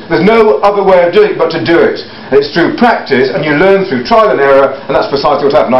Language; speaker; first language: English; native; English